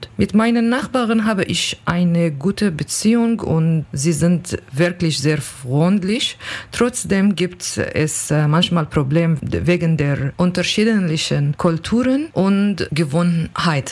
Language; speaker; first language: German; non-native, learner; Kurdish